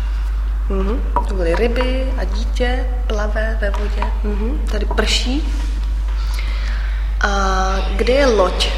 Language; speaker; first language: Czech; non-native, fluent; German